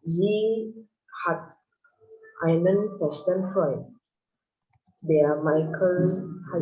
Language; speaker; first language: German; non-native, learner; Indonesian